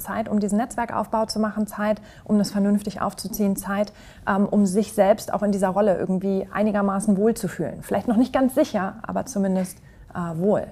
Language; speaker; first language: German; native; German